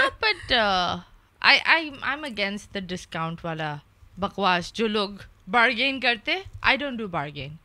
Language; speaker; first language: Urdu; non-native, fluent; English